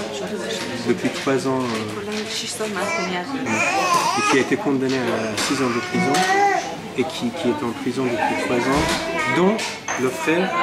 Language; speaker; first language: French; non-native, fluent; Persian